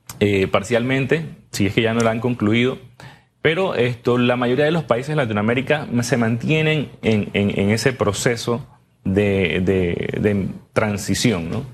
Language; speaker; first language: Spanish; native; Spanish